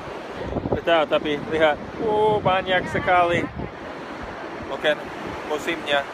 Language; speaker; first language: Indonesian; non-native, fluent; English